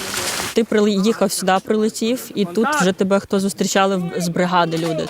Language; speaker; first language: Ukrainian; native; Ukrainian